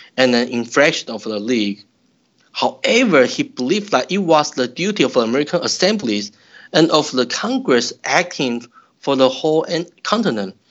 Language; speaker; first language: English; non-native, fluent; Chinese